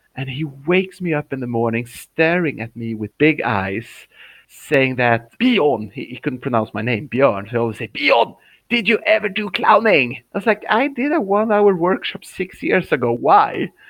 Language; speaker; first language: English; non-native, fluent; Swedish